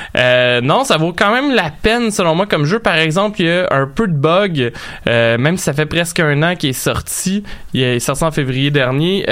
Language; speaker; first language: French; native; French